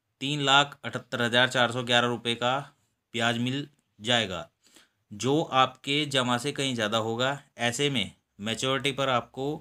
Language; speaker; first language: Hindi; native; Hindi